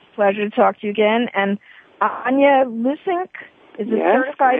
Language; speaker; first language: English; native; English